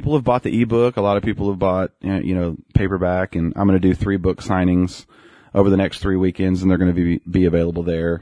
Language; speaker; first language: English; native; English